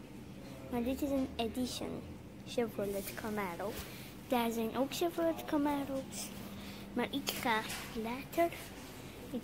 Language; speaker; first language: Dutch; non-native, learner; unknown